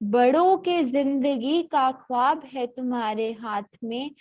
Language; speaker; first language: Hindi; non-native, local second language; Punjabi